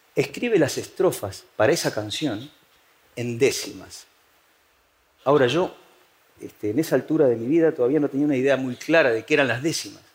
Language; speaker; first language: Spanish; native; Spanish